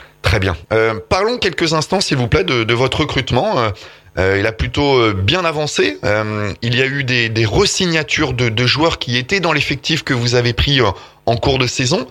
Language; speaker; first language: French; native; French